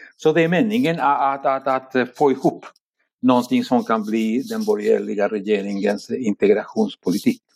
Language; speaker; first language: Swedish; non-native, fluent; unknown